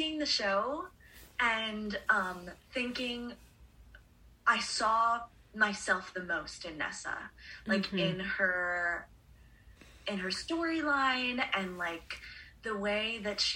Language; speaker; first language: English; native; English